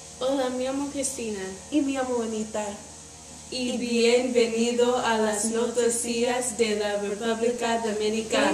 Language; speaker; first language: Spanish; non-native, learner; English